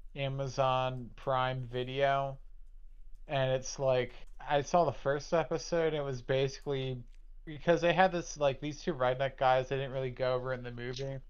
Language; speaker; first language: English; native; English